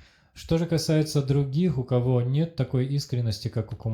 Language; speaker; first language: Russian; native; Russian